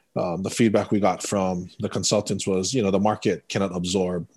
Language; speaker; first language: English; native; English